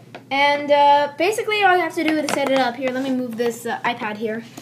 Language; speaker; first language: English; native; English